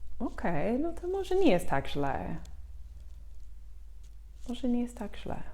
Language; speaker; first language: Polish; non-native, fluent; English